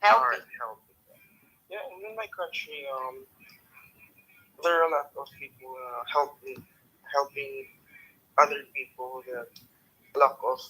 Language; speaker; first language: English; non-native, learner; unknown